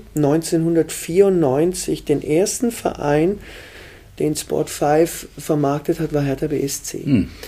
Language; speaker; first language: German; native; German